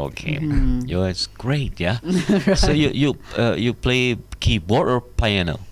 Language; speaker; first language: English; non-native, learner; Indonesian